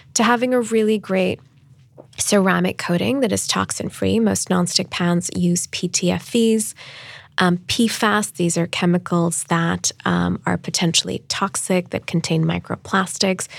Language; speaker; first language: English; non-native, local second language; Urdu